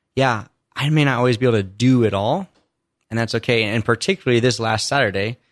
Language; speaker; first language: English; native; English